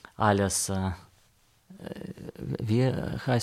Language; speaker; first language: German; non-native, learner; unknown